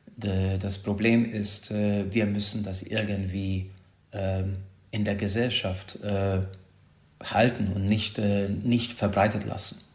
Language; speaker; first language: German; non-native, fluent; Hungarian